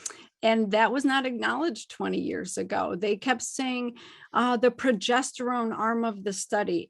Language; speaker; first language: English; native; English